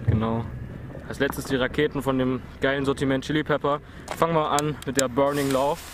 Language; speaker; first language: German; native; German